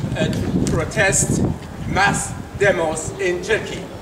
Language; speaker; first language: English; non-native, fluent; Persian